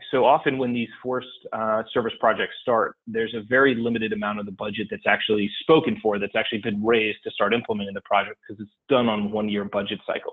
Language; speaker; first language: English; native; English